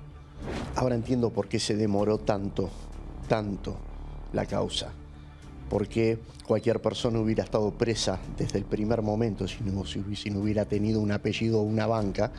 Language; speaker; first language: Spanish; native; Spanish